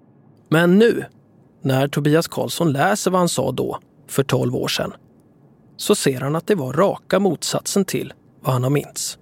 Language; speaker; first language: Swedish; native; Swedish